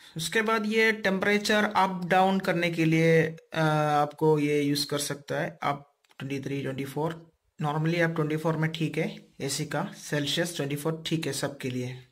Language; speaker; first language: Hindi; non-native, local second language; Malayalam